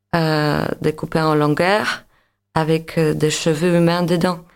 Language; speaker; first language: French; non-native, fluent; Polish